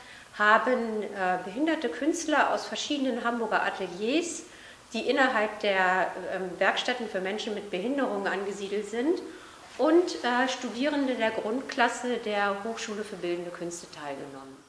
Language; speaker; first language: German; native; German